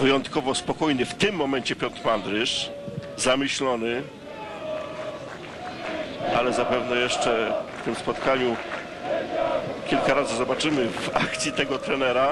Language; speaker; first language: Polish; native; Polish